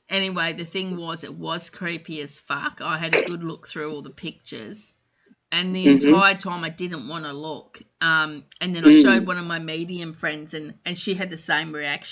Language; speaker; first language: English; native; English